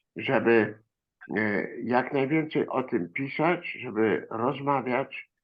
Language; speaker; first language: Polish; native; Polish